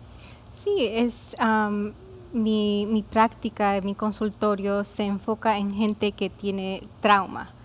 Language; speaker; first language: Spanish; early bilingual, heritage; Spanish